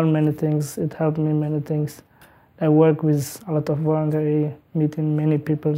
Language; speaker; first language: English; non-native, learner; Tigrinya